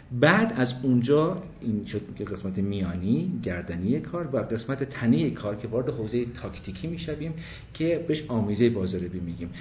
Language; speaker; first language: Persian; early bilingual, other home language; English